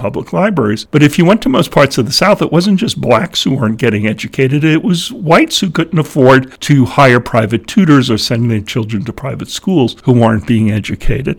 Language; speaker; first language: English; native; English